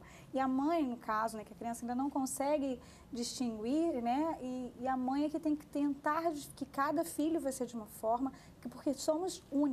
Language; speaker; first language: Portuguese; native; Portuguese